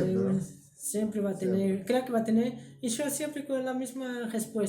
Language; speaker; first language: Spanish; early bilingual, heritage; Spanish